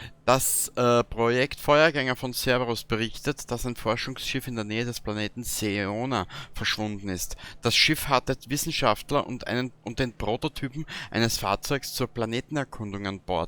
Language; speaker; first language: German; native; German